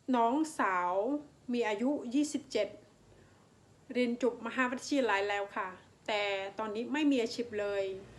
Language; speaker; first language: Thai; non-native, learner; Khmer